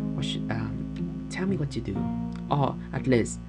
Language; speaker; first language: English; non-native, fluent; Vietnamese